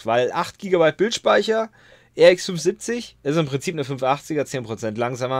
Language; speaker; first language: German; native; German